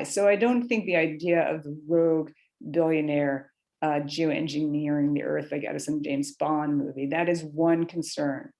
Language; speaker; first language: English; native; English